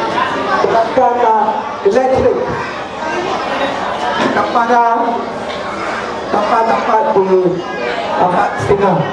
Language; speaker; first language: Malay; non-native, local second language; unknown